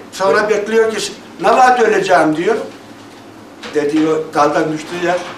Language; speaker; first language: Turkish; early bilingual, heritage; Turkish